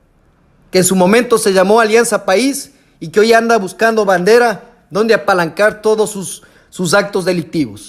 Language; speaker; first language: Spanish; native; Spanish